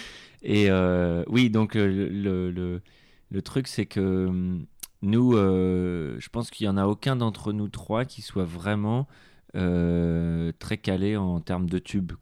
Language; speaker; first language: French; native; French